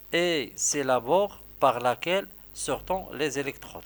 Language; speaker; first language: French; non-native, local second language; Arabic